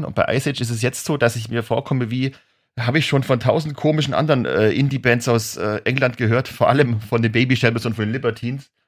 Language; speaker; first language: German; native; German